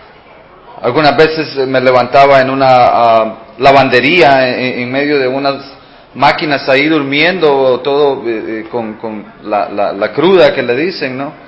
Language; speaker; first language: Spanish; early bilingual, heritage; Spanish